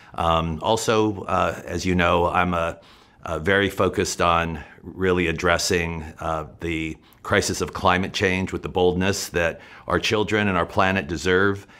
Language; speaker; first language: English; native; English